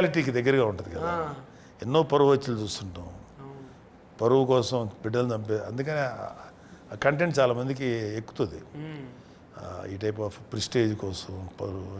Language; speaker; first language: Telugu; native; Telugu